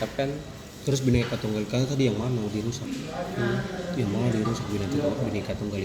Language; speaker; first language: Indonesian; native; Indonesian